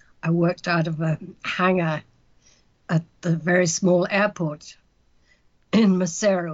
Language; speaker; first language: English; native; English